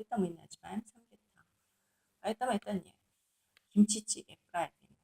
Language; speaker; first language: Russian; non-native, learner; Korean